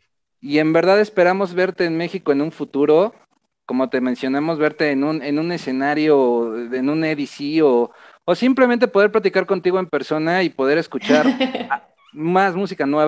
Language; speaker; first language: Spanish; native; Spanish